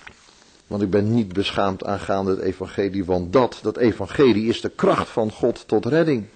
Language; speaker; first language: Dutch; native; Dutch